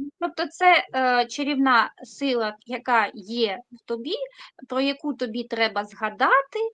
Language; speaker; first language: Ukrainian; non-native, local second language; Russian